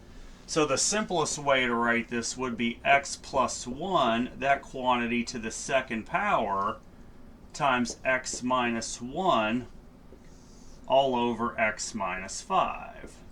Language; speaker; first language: English; native; English